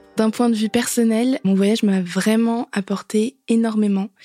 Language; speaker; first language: French; native; French